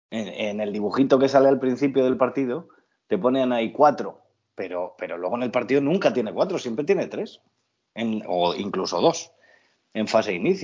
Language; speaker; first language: Spanish; native; Spanish